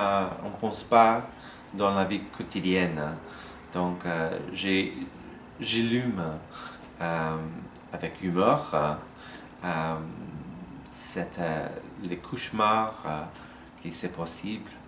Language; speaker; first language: French; non-native, learner; English